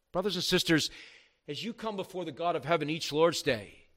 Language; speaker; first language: English; native; English